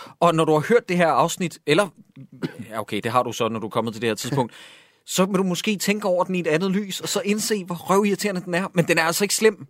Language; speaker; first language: Danish; native; Danish